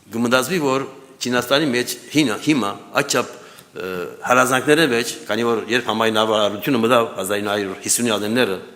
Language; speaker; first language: Armenian; early bilingual, heritage; Armenian